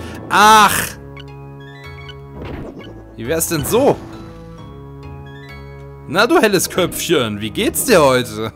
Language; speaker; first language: German; native; German